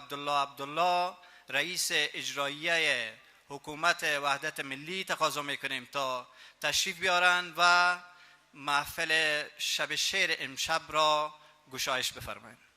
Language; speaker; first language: Persian; native; Persian